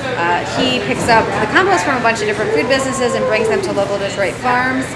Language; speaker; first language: English; native; English